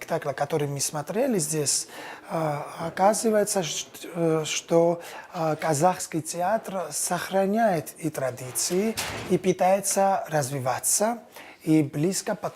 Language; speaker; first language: Russian; non-native, fluent; Georgian